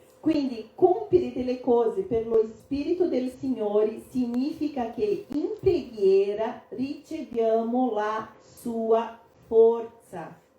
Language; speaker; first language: Italian; non-native, fluent; Portuguese